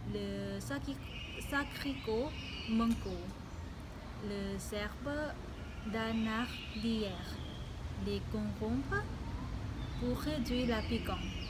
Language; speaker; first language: French; non-native, learner; Thai